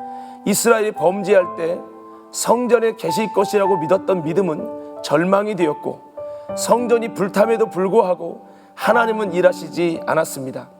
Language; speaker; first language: Korean; native; Korean